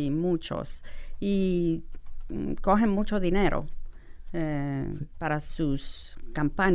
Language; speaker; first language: Spanish; non-native, fluent; English